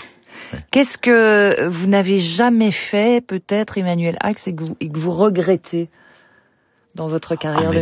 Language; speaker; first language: French; native; French